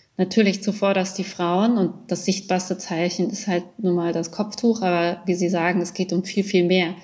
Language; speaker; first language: German; early bilingual, other home language; Persian